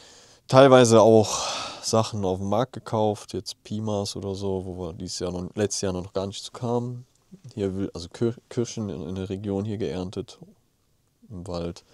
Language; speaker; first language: German; native; German